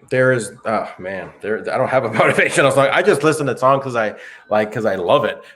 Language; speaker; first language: English; native; English